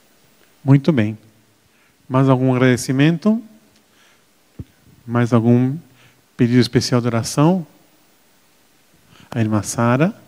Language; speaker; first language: Portuguese; native; Portuguese